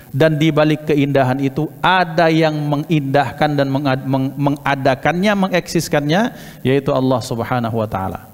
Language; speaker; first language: Malay; non-native, local second language; Javanese